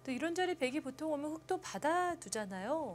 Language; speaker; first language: Korean; native; Korean